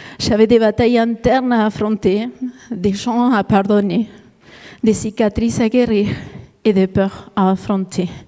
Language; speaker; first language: French; non-native, fluent; Spanish